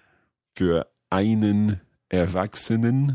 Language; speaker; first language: German; non-native, learner; English